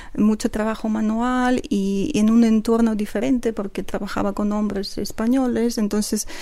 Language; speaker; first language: Spanish; non-native, fluent; Ukrainian